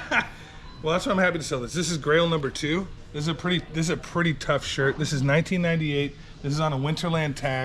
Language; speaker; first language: English; native; English